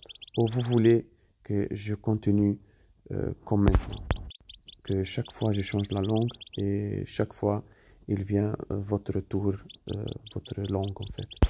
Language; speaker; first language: French; non-native, fluent; Italian